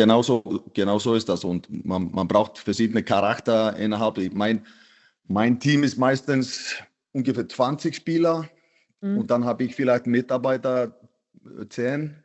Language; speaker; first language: German; non-native, fluent; Icelandic